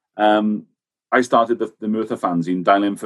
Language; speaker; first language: English; native; English